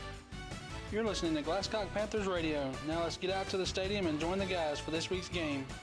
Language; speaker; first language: English; native; English